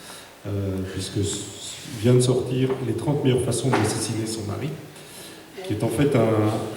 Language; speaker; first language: French; native; French